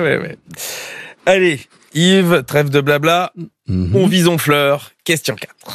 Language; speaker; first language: French; native; French